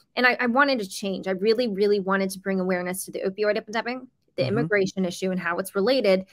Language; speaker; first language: English; native; English